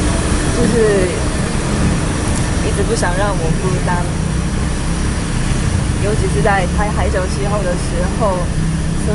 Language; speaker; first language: Chinese; non-native, fluent; Japanese